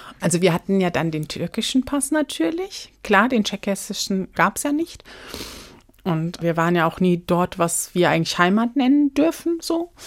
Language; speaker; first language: German; early bilingual, other home language; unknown